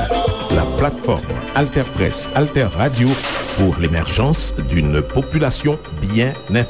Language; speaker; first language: French; non-native, local second language; Haitian Creole